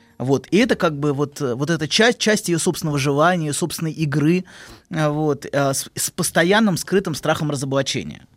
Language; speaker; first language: Russian; native; Russian